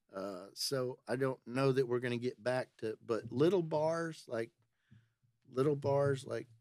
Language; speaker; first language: English; native; English